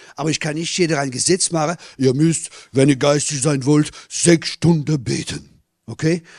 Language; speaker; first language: German; non-native, fluent; French